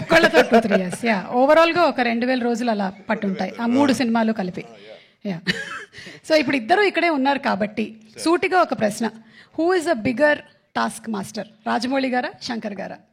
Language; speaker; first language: Telugu; native; Telugu